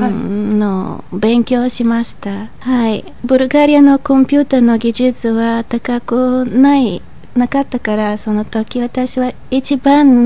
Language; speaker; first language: Japanese; non-native, fluent; Bulgarian